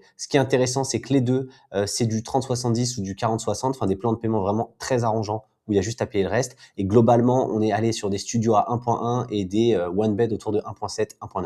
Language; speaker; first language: French; native; French